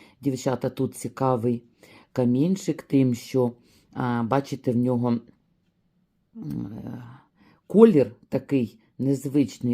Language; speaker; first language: Ukrainian; native; Ukrainian